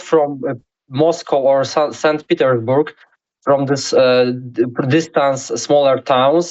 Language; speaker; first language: English; non-native, learner; Polish